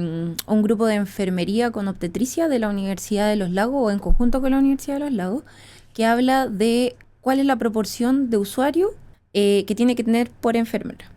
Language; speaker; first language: Spanish; native; Spanish